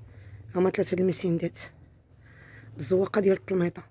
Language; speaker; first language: Arabic; native; Arabic